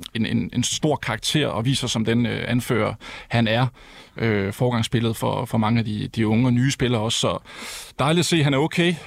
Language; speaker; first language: Danish; native; Danish